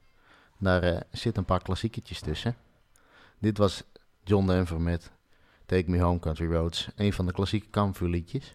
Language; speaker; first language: Dutch; native; Dutch